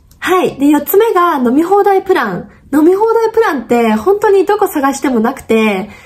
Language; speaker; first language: Japanese; non-native, fluent; German